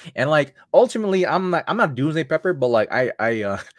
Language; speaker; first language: English; early bilingual, other home language; Filipino